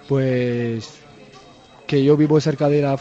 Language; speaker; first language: Spanish; non-native, learner; French